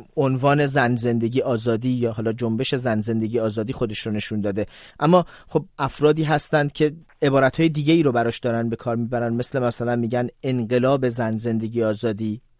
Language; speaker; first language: Persian; native; Persian